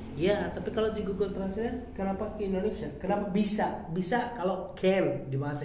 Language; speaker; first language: Indonesian; non-native, learner; Arabic